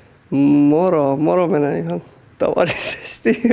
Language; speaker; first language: Finnish; non-native, fluent; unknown